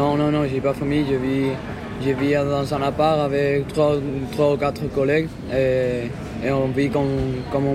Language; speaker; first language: French; non-native, learner; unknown